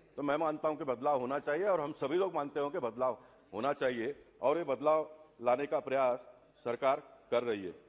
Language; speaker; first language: Hindi; non-native, local second language; Tulu